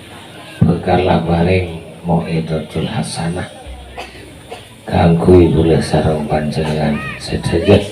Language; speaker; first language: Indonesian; non-native, local second language; Madurese